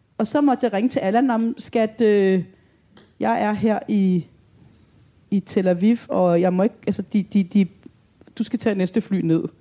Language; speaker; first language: Danish; early bilingual, other home language; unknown